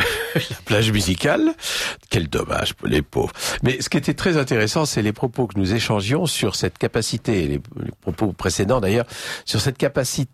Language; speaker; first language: French; native; French